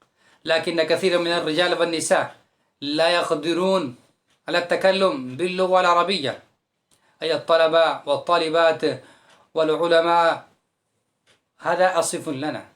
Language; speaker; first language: Arabic; non-native, fluent; Urdu